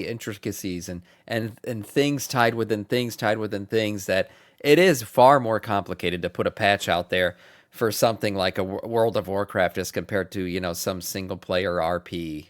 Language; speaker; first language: English; native; English